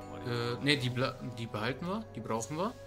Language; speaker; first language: German; native; German